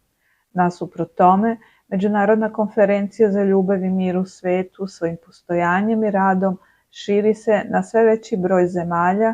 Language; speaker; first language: Serbian; native; Serbian